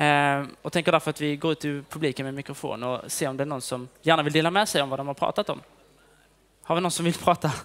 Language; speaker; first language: Swedish; native; Swedish